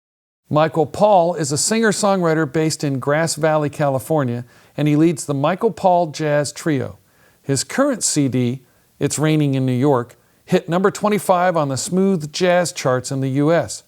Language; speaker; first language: English; native; English